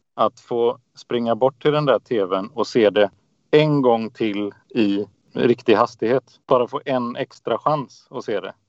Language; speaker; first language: Swedish; native; Swedish